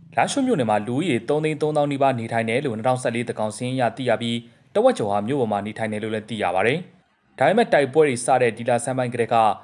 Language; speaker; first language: Burmese; native; Burmese